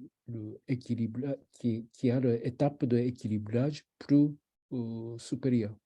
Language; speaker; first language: French; non-native, learner; Japanese